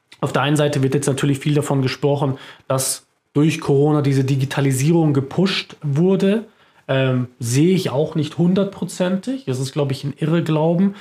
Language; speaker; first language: German; early bilingual, other home language; Croatian